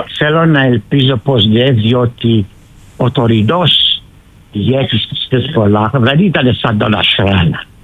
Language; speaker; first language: Greek; early bilingual, heritage; Greek